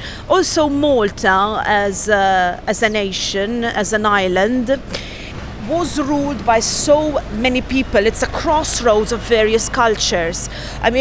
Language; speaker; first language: English; non-native, fluent; Maltese